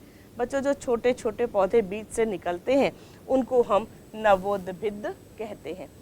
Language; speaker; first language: Hindi; native; Hindi